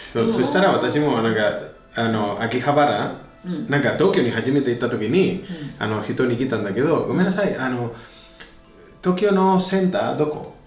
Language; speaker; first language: Japanese; non-native, fluent; Spanish